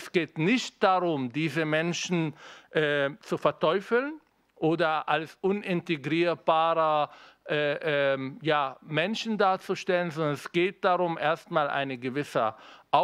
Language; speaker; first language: German; non-native, fluent; Arabic